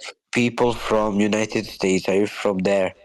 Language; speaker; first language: English; non-native, fluent; Italian